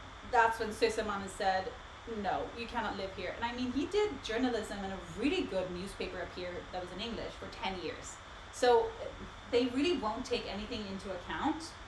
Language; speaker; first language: English; non-native, fluent; Swedish